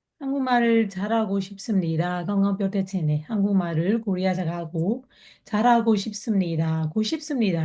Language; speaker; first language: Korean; non-native, fluent; Burmese